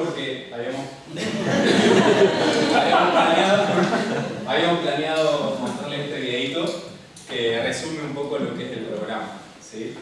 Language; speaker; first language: Spanish; native; Spanish